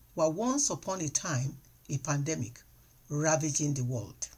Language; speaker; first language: English; non-native, local second language; Yoruba